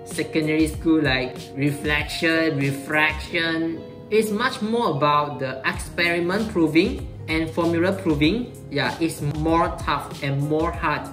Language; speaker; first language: English; non-native, local second language; Chinese